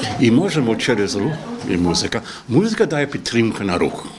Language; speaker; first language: Polish; non-native, learner; English